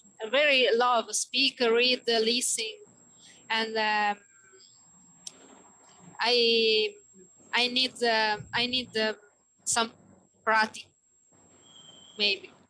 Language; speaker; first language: English; non-native, learner; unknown